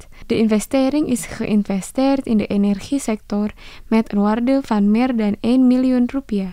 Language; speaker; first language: Dutch; non-native, fluent; Indonesian